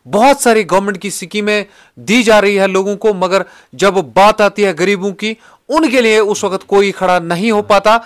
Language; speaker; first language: Hindi; non-native, local second language; Kashmiri